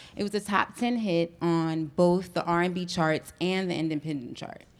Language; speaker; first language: English; native; English